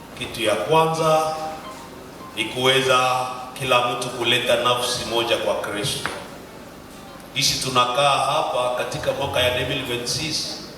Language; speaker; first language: Swahili; native; Swahili